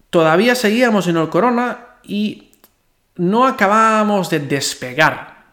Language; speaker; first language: Spanish; non-native, local second language; Catalan